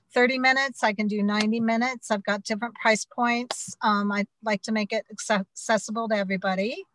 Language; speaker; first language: English; native; English